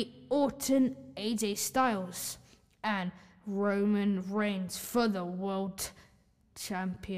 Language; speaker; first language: English; native; English